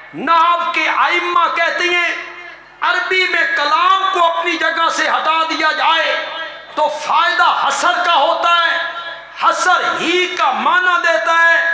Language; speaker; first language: Urdu; non-native, local second language; Punjabi